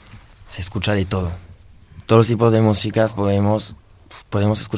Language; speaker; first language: Spanish; non-native, learner; French